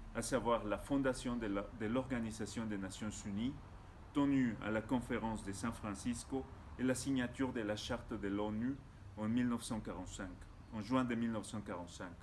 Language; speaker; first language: French; non-native, fluent; Spanish